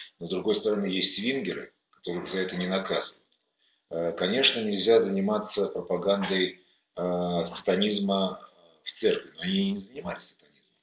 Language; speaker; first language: Russian; native; Russian